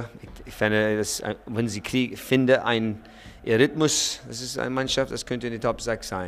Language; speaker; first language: German; non-native, fluent; English